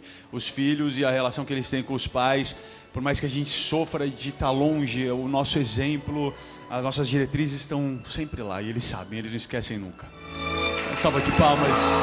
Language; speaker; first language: Portuguese; native; Portuguese